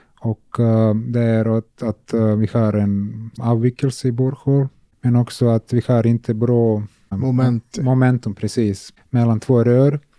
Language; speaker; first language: Swedish; non-native, learner; Serbian